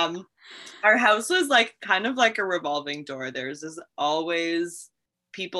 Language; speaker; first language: English; native; English